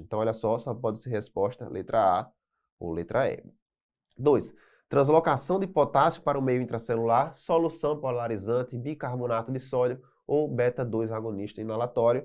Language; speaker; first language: Portuguese; native; Portuguese